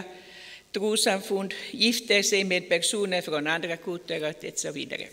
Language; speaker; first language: Swedish; non-native, fluent; Finnish